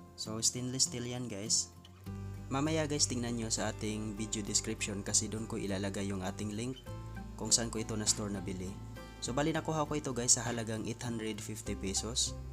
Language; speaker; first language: Filipino; non-native, local second language; Cebuano